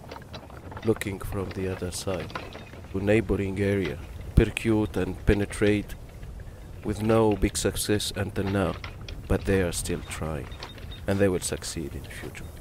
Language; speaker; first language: English; non-native, fluent; Arabic